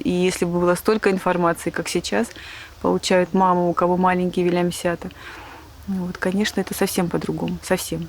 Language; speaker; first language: Russian; native; Russian